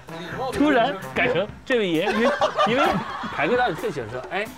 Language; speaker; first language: Chinese; native; Chinese